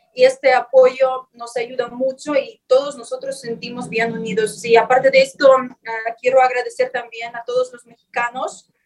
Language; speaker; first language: Spanish; non-native, learner; Ukrainian